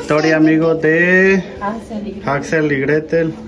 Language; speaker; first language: Spanish; native; Spanish